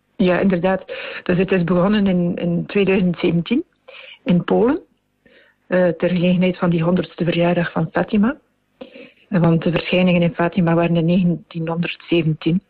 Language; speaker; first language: Dutch; native; Dutch